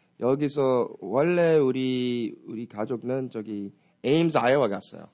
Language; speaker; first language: Korean; early bilingual, heritage; Korean